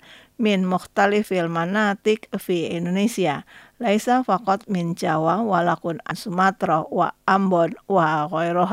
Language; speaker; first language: Arabic; non-native, fluent; Indonesian